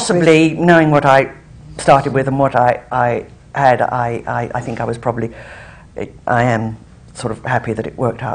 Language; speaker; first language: English; native; English